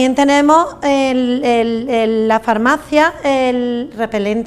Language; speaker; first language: Spanish; native; Spanish